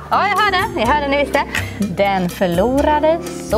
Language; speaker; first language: Swedish; native; Swedish